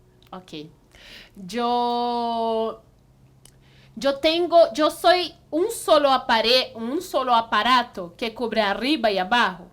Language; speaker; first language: Spanish; non-native, fluent; Portuguese